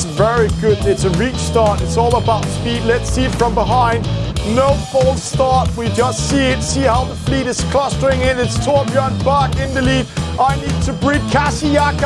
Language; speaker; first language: English; non-native, fluent; Danish